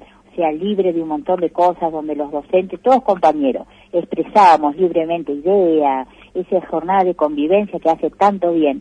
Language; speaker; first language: Spanish; native; Spanish